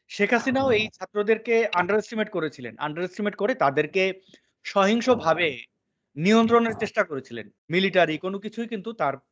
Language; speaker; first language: Bangla; native; Bangla